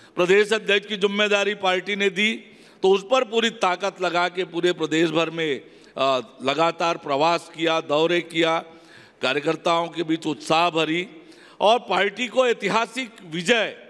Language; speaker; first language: Hindi; native; Hindi